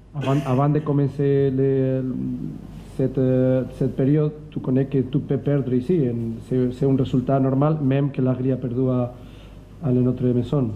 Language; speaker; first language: French; non-native, learner; Spanish